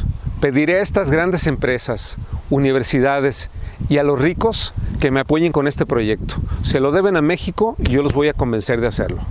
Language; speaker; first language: Spanish; native; Spanish